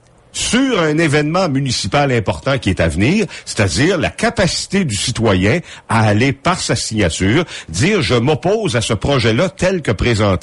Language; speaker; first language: French; native; French